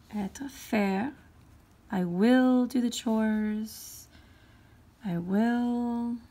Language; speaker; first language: English; native; English